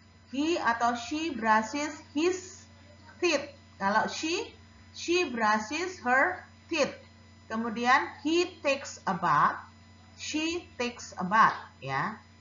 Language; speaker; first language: English; non-native, fluent; Indonesian